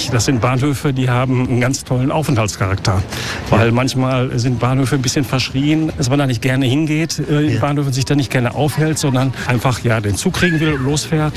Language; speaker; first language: German; native; German